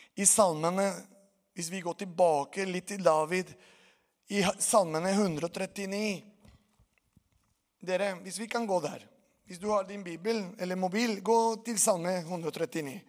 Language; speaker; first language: Norwegian; non-native, fluent; Portuguese